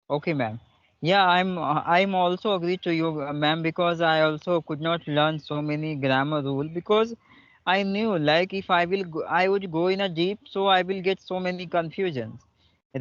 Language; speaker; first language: English; non-native, local second language; Hindi